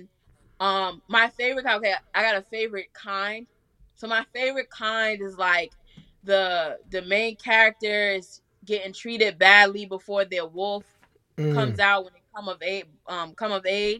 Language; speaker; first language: English; native; English